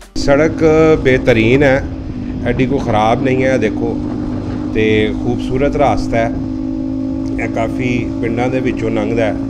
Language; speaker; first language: Punjabi; non-native, local second language; Urdu